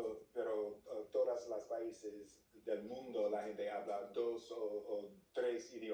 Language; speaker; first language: Spanish; non-native, fluent; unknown